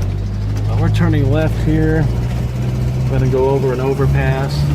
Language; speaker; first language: English; native; English